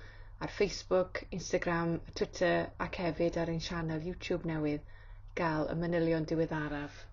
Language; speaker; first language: Welsh; native; Welsh